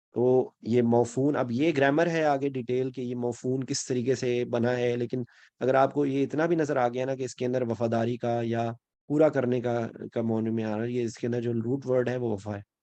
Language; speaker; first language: Urdu; native; Urdu